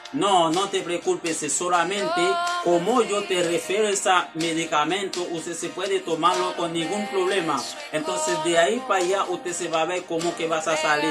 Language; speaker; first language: Spanish; non-native, learner; Haitian Creole